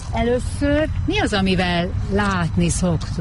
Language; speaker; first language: Hungarian; native; Hungarian